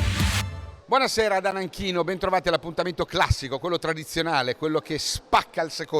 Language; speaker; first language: Italian; native; Italian